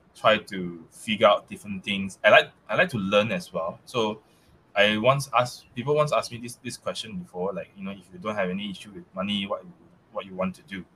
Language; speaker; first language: English; non-native, local second language; Chinese